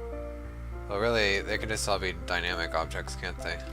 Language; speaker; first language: English; native; English